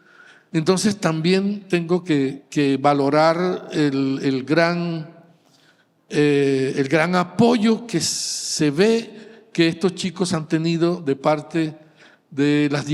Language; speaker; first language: Spanish; native; Spanish